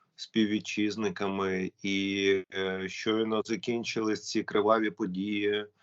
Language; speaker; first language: Ukrainian; non-native, local second language; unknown